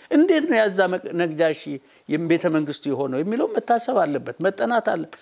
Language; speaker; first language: Amharic; native; Amharic